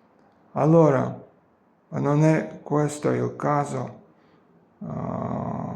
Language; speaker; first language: Italian; non-native, learner; Georgian